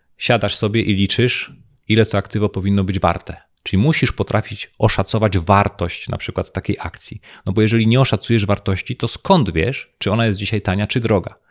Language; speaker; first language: Polish; native; Polish